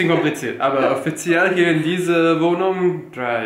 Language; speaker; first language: German; non-native, fluent; English